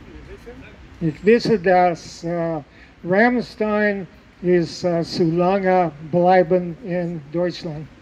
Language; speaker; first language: German; non-native, learner; English